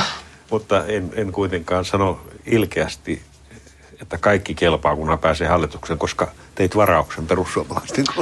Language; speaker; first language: Finnish; native; Finnish